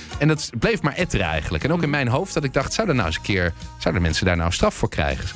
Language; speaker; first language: Dutch; native; Dutch